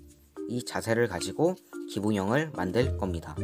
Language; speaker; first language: Korean; native; Korean